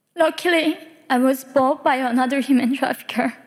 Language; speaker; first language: English; early bilingual, other home language; Korean